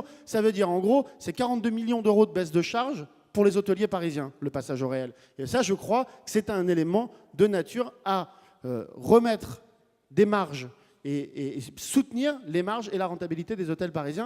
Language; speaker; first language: French; native; French